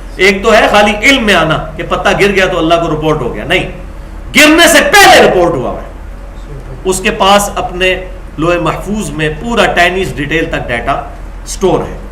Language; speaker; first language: Urdu; non-native, local second language; Punjabi